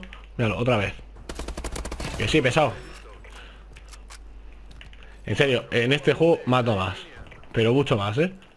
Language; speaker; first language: Spanish; native; Spanish